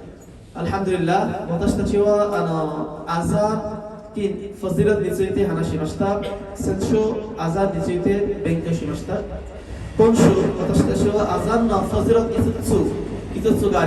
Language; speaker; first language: Japanese; non-native, learner; Bangla